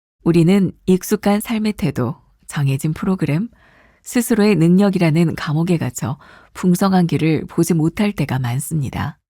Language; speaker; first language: Korean; native; Korean